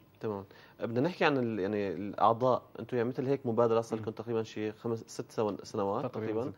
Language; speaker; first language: Arabic; native; Arabic